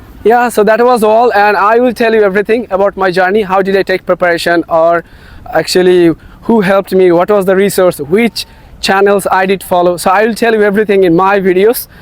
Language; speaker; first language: English; non-native, local second language; Bangla